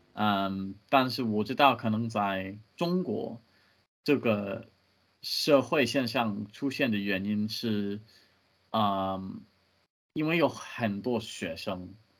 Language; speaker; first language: Chinese; non-native, learner; English